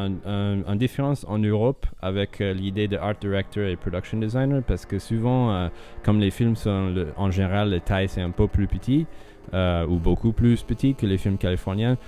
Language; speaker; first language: French; non-native, fluent; English